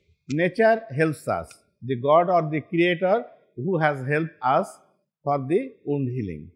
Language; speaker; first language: English; non-native, local second language; Bangla